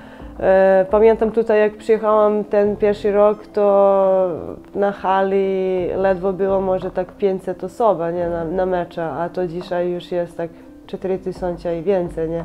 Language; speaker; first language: Polish; non-native, fluent; Serbian